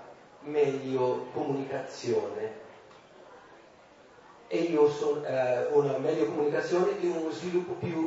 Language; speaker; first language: Italian; non-native, learner; Portuguese